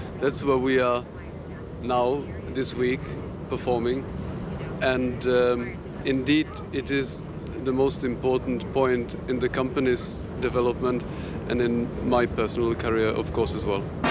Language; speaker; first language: English; non-native, fluent; Czech